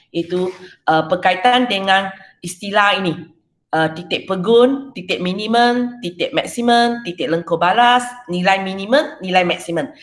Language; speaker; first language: Malay; non-native, local second language; Chinese